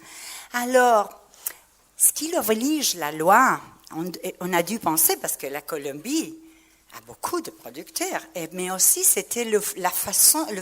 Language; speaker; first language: French; non-native, fluent; Spanish